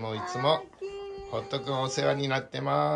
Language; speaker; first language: Japanese; native; Japanese